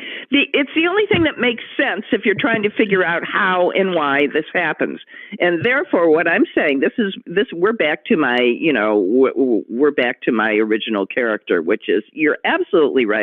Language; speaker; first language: English; native; English